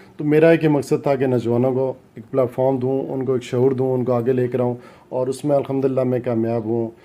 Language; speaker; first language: Urdu; non-native, local second language; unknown